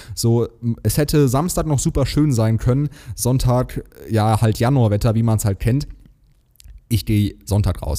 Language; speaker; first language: German; native; German